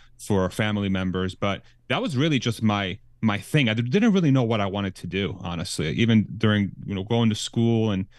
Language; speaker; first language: English; early bilingual, other home language; Persian